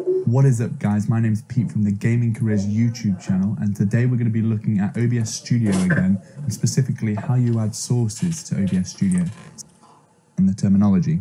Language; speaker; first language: English; native; English